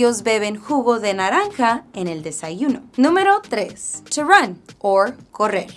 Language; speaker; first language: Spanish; non-native, fluent; English